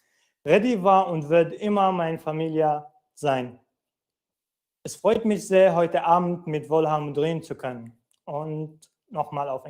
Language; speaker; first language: German; non-native, fluent; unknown